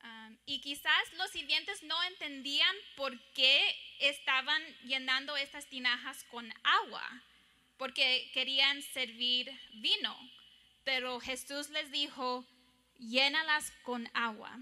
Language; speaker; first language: Spanish; early bilingual, heritage; English